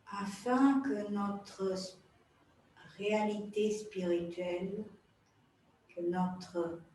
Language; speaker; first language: French; non-native, fluent; Italian